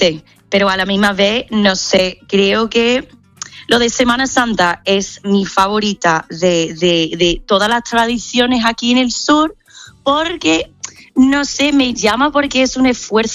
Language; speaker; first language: Spanish; non-native, fluent; English